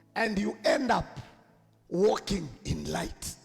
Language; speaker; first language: English; non-native, local second language; Swahili